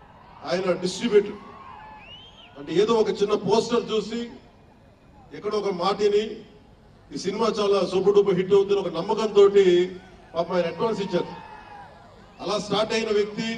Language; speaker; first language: Telugu; native; Telugu